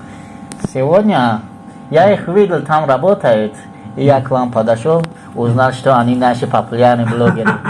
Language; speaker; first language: Russian; non-native, fluent; Tajik